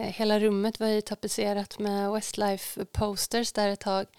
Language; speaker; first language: Swedish; native; Swedish